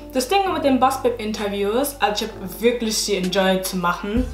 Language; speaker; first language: German; native; German